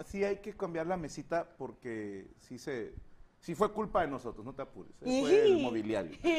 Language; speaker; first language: Spanish; native; Spanish